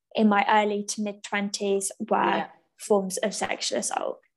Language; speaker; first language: English; native; English